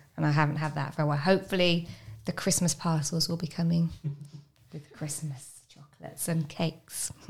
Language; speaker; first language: English; native; English